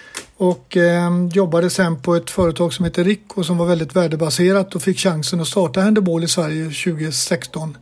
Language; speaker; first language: Swedish; native; Swedish